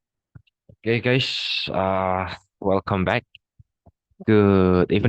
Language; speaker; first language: English; non-native, local second language; Indonesian